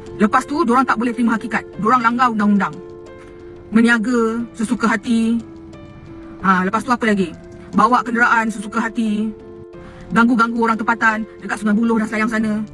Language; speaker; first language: Malay; native; Malay